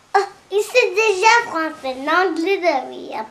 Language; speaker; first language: French; early bilingual, heritage; French